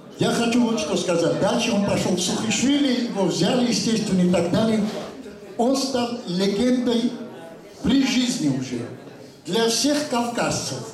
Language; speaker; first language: Russian; non-native, local second language; Armenian